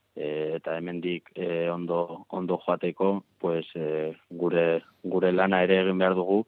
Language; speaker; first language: Basque; non-native, local second language; Spanish